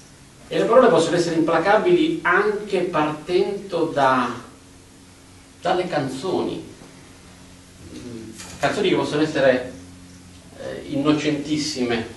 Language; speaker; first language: Italian; native; Italian